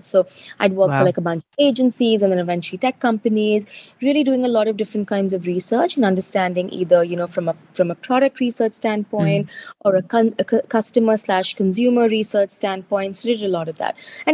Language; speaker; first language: English; non-native, local second language; Telugu